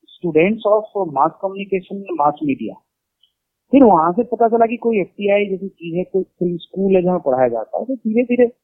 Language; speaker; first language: Hindi; native; Hindi